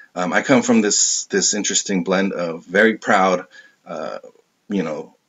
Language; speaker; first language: English; native; English